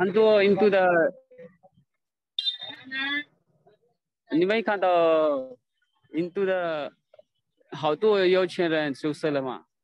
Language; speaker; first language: Chinese; non-native, learner; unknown